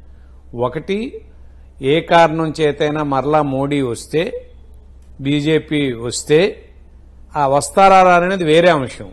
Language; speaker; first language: Telugu; native; Telugu